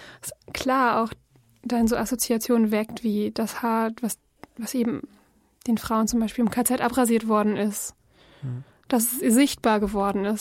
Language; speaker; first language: German; native; German